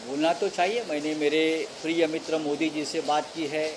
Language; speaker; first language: Hindi; non-native, local second language; Marathi